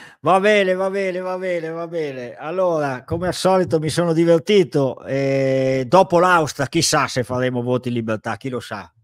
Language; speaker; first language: Italian; native; Italian